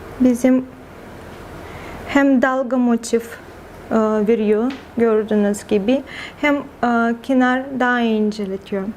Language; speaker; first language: Turkish; non-native, fluent; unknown